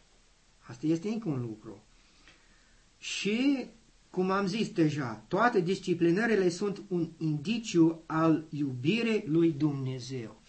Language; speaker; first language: Romanian; non-native, learner; English